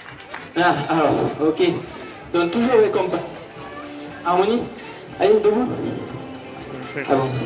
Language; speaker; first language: French; native; French